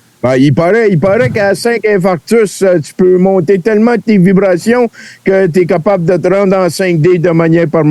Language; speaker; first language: French; native; French